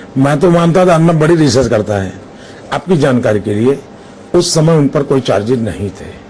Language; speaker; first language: Hindi; non-native, local second language; Gujarati